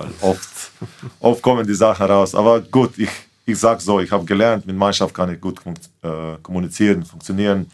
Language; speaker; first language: German; non-native, fluent; Slovenian